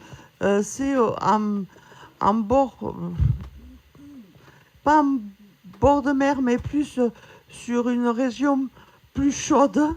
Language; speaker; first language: French; native; French